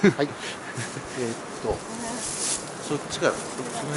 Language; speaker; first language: Japanese; native; Japanese